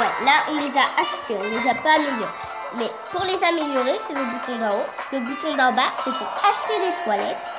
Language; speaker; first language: French; native; French